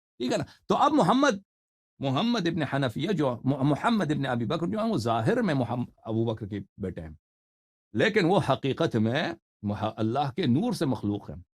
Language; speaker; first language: Urdu; non-native, fluent; Persian